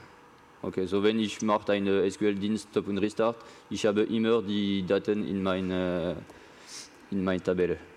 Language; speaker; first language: German; non-native, learner; French